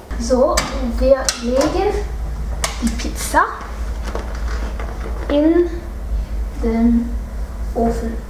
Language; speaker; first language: German; non-native, learner; Norwegian